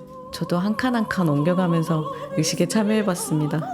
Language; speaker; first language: Korean; native; Korean